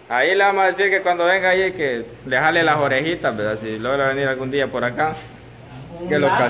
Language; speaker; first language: Spanish; native; Spanish